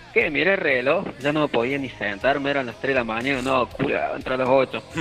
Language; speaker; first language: Spanish; native; Spanish